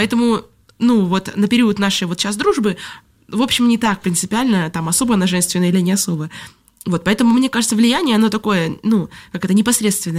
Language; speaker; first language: Russian; native; Russian